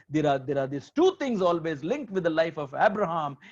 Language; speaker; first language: English; non-native, local second language; Marathi